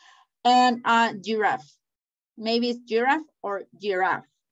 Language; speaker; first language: English; non-native, fluent; Spanish